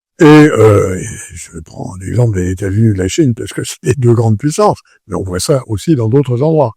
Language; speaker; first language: French; native; French